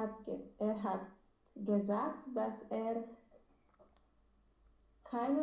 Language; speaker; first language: German; non-native, learner; Romanian